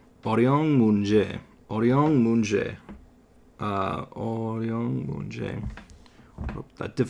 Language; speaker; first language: Korean; non-native, learner; English